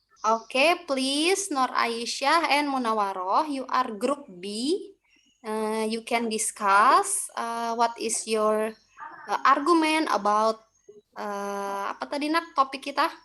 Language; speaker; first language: English; non-native, learner; Indonesian